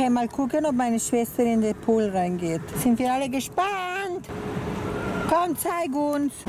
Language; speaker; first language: German; early bilingual, other home language; Spanish